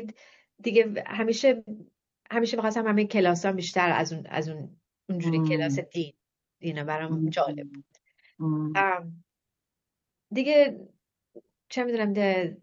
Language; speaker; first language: Persian; non-native, fluent; English